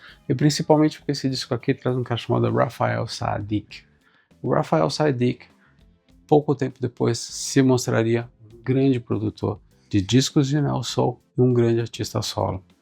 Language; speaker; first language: Portuguese; native; Portuguese